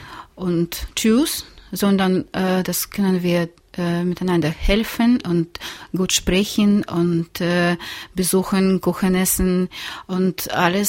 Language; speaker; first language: German; non-native, learner; Russian